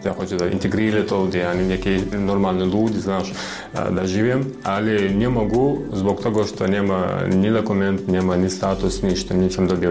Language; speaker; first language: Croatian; non-native, learner; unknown